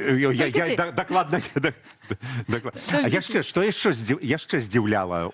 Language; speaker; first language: Belarusian; native; Belarusian